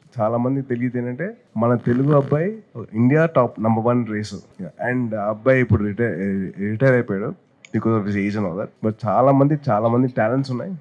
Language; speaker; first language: English; non-native, local second language; Telugu